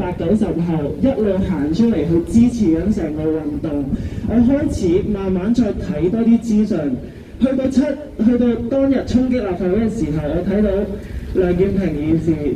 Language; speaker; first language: Cantonese; native; Cantonese